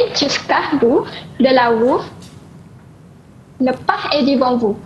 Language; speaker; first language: French; non-native, learner; Malay